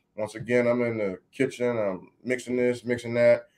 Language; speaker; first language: English; native; English